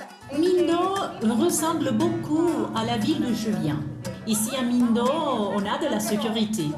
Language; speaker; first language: French; non-native, fluent; Spanish